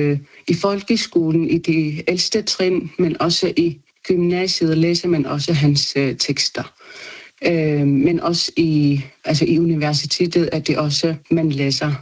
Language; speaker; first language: Danish; non-native, local second language; Kalaallisut